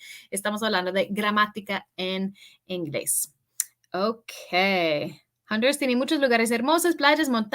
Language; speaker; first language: Spanish; early bilingual, heritage; English